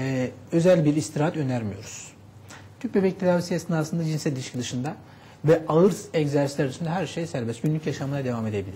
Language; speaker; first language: Turkish; native; Turkish